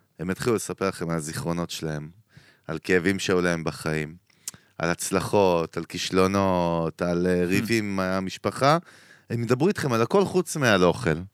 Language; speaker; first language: Hebrew; native; Hebrew